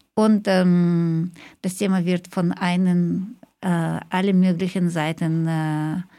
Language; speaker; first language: German; non-native, fluent; Russian